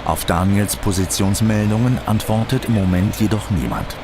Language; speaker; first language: German; native; German